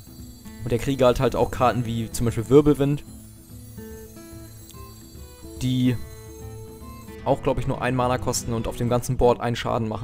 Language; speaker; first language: German; native; German